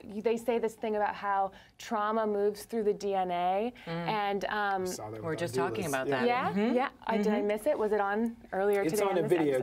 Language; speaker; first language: English; native; English